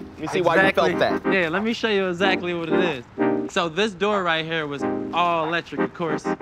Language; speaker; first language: English; native; English